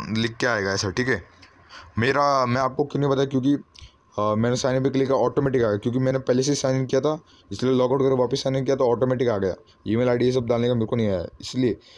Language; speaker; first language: Hindi; native; Hindi